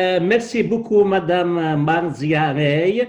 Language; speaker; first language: French; non-native, local second language; Kabyle